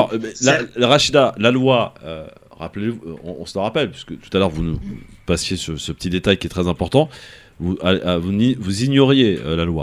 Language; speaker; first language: French; native; French